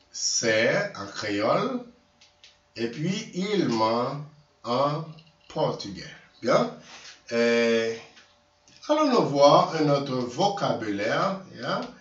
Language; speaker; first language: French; non-native, local second language; Haitian Creole